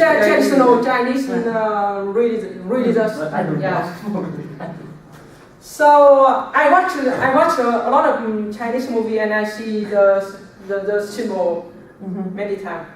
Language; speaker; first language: English; non-native, learner; Vietnamese